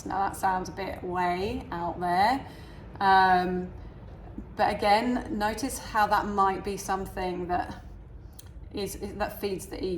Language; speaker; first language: English; native; English